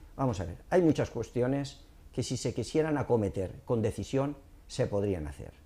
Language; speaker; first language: Spanish; native; Spanish